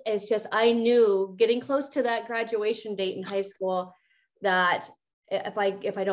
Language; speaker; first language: English; native; English